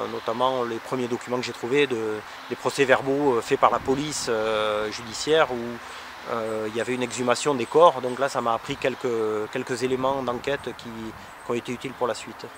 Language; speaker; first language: French; native; French